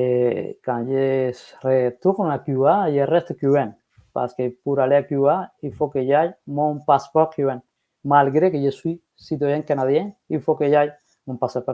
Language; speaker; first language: French; non-native, fluent; Spanish